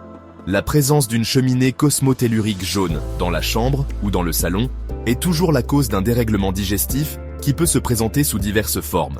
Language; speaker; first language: French; native; French